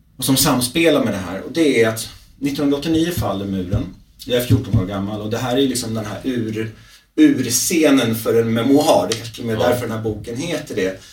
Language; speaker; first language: Swedish; early bilingual, other home language; Czech